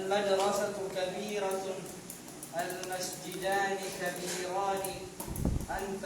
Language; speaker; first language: Arabic; non-native, learner; Filipino